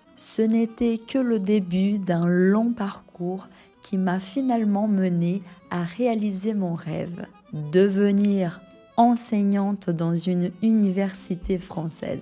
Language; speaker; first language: French; non-native, fluent; Portuguese